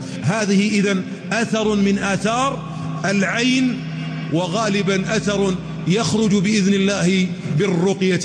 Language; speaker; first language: Arabic; native; Arabic